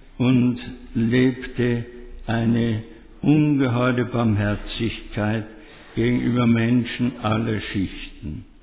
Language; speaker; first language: German; native; German